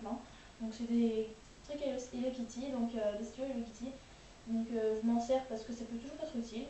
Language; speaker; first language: French; native; French